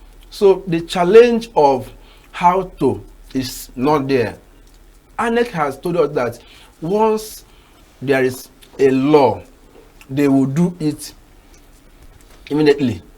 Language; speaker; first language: English; non-native, local second language; Igbo